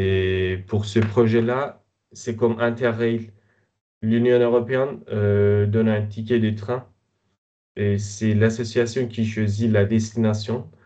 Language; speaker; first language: French; non-native, fluent; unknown